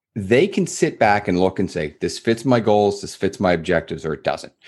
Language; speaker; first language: English; native; English